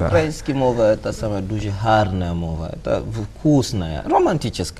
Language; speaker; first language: Russian; non-native, learner; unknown